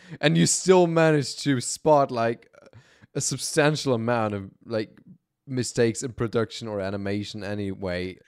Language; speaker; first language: English; non-native, fluent; German